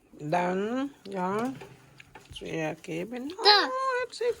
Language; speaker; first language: German; non-native, learner; Thai